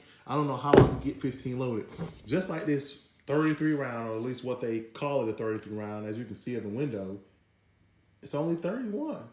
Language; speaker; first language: English; native; English